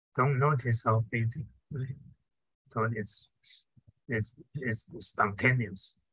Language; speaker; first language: English; non-native, fluent; Chinese